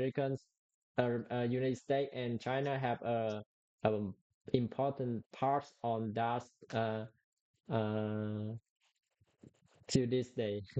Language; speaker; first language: English; non-native, learner; Vietnamese